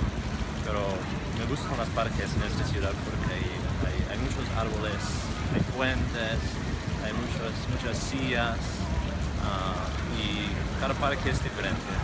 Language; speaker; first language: Spanish; non-native, fluent; English